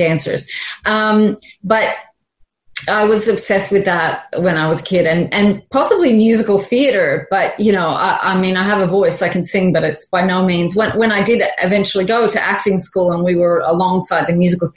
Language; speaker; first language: English; native; English